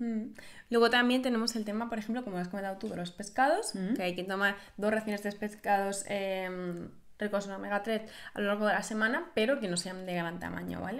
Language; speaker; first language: Spanish; native; Spanish